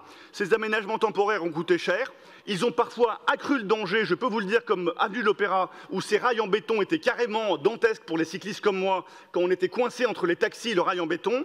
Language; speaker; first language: French; native; French